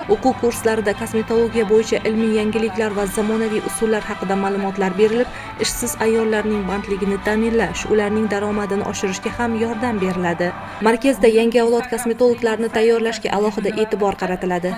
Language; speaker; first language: Uzbek; native; Uzbek